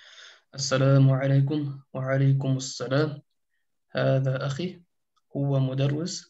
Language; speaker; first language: Arabic; non-native, learner; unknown